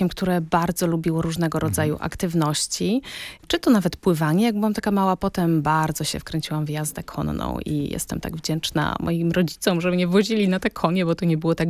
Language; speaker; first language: Polish; native; Polish